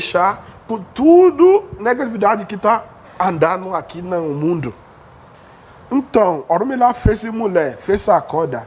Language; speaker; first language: Portuguese; non-native, learner; Yoruba